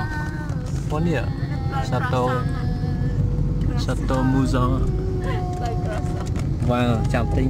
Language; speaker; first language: French; non-native, learner; Khmer